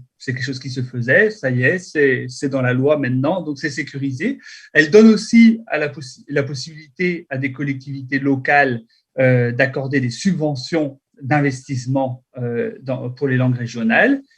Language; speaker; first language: French; native; French